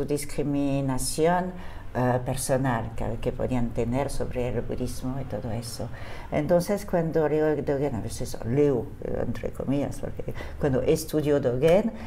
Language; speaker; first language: Spanish; non-native, fluent; French